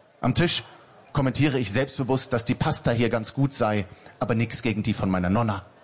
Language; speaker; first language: German; native; German